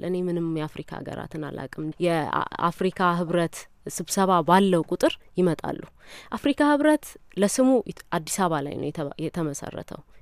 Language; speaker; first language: Amharic; non-native, local second language; Wolaytta